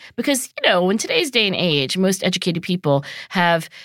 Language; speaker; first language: English; early bilingual, other home language; Chinese